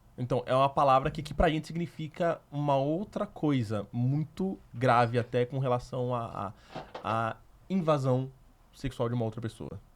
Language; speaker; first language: Portuguese; native; Portuguese